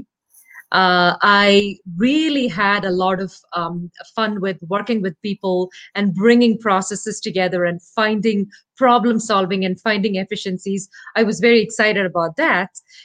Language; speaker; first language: English; non-native, local second language; Malayalam